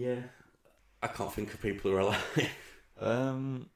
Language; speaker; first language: English; native; English